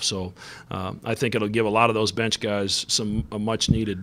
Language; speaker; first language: English; native; English